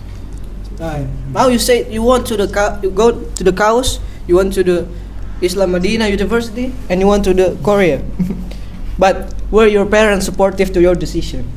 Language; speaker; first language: English; non-native, learner; Indonesian